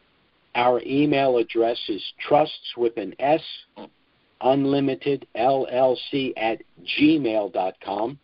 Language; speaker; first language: English; native; English